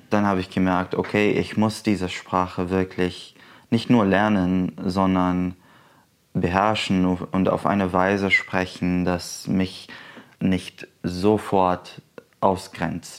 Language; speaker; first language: German; non-native, fluent; Arabic